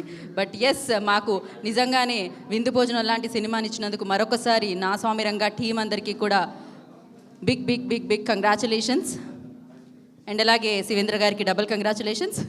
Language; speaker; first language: Telugu; native; Telugu